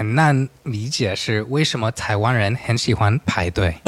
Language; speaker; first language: Chinese; non-native, fluent; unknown